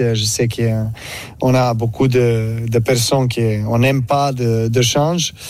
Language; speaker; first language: French; non-native, learner; Serbian